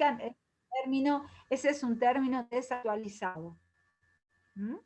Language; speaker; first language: Spanish; native; Spanish